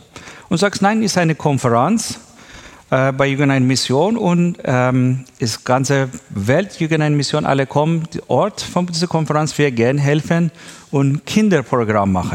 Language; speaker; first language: German; non-native, learner; Persian